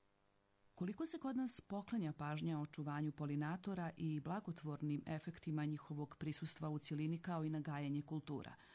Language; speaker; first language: Serbian; native; Serbian